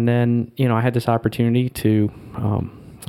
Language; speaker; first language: English; native; English